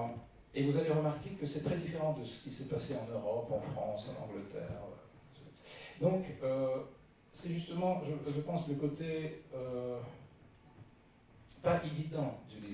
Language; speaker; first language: French; non-native, fluent; Russian